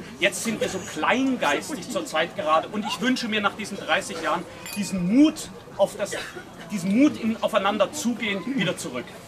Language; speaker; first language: German; native; German